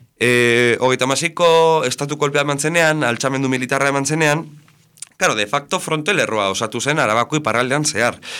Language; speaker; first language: Basque; native; Basque